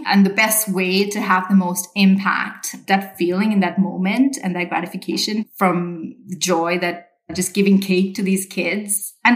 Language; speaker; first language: English; non-native, local second language; Sinhala